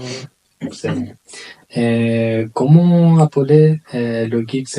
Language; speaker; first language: French; non-native, learner; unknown